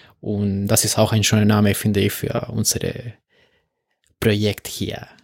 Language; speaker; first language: German; non-native, fluent; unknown